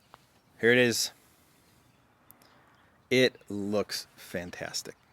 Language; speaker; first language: English; native; English